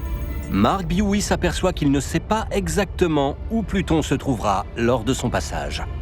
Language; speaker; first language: French; native; French